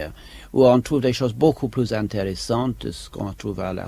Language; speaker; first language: French; non-native, fluent; English